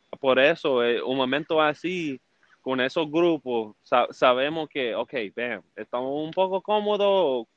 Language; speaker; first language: Spanish; early bilingual, heritage; English